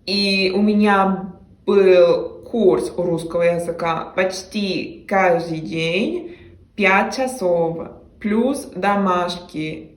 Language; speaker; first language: Russian; non-native, fluent; Spanish